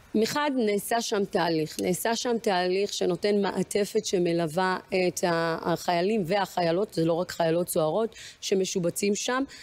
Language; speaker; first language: Hebrew; early bilingual, other home language; Amharic